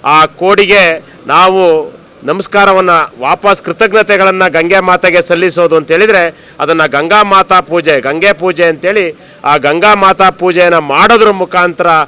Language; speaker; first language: Kannada; native; Kannada